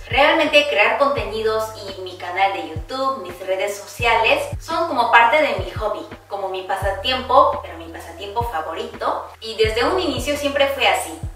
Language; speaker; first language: Spanish; early bilingual, heritage; Korean